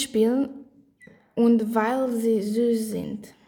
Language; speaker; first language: German; non-native, learner; Greek